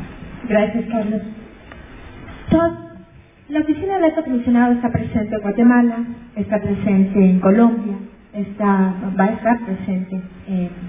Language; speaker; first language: Spanish; native; Spanish